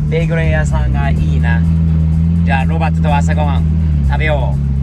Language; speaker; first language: Japanese; non-native, fluent; English